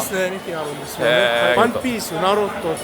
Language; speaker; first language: Japanese; non-native, learner; Arabic